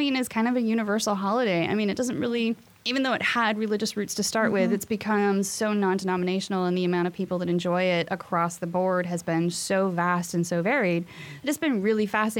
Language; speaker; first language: English; native; English